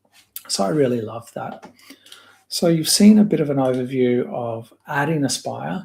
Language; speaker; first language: English; native; English